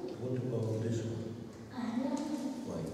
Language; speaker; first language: English; non-native, fluent; Russian